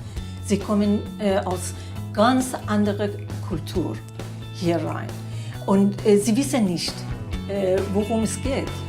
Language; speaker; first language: German; non-native, fluent; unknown